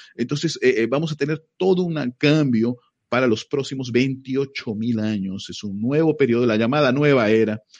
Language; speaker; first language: Spanish; native; Spanish